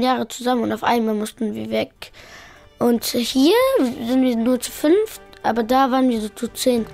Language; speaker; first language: German; early bilingual, other home language; Pashto